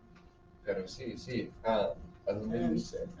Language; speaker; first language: Spanish; non-native, fluent; English